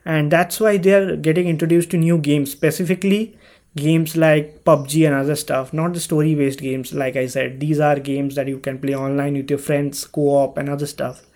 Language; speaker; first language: English; non-native, local second language; Hindi